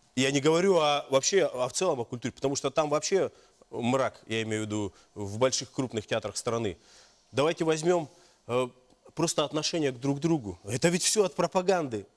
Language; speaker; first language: Russian; native; Russian